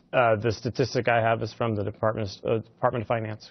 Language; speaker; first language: English; native; English